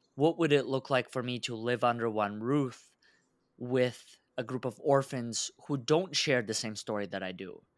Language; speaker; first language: English; early bilingual, other home language; Russian